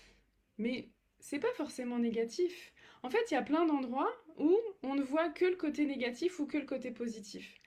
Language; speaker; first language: French; native; French